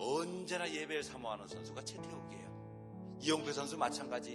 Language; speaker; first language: Korean; native; Korean